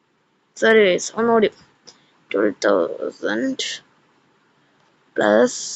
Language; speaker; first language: Malayalam; native; Malayalam